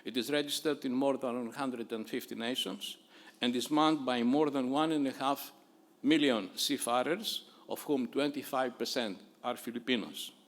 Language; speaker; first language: English; non-native, fluent; Greek